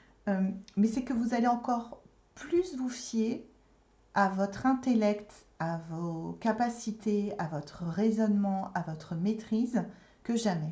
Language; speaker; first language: French; native; French